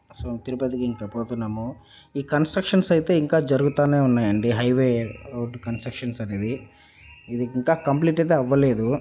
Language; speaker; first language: Telugu; non-native, local second language; Urdu